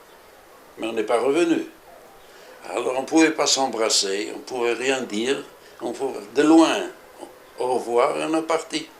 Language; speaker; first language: French; early bilingual, other home language; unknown